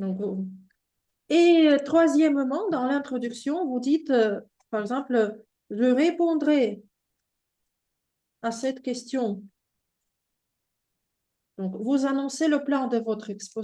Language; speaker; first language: French; non-native, fluent; Russian